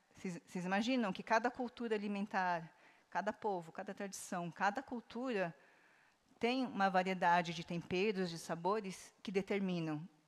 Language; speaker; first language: Portuguese; native; Portuguese